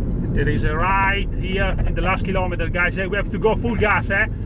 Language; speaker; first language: English; non-native, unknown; Italian